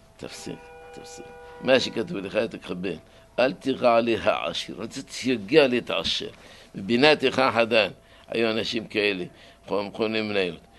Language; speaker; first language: Hebrew; non-native, fluent; Arabic